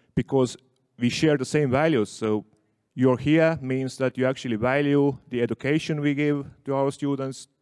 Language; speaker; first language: English; non-native, fluent; Estonian